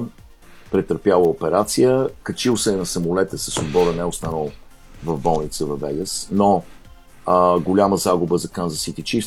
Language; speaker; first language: Bulgarian; native; Bulgarian